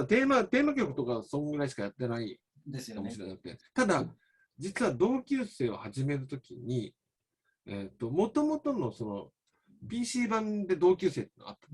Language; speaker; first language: Japanese; native; Japanese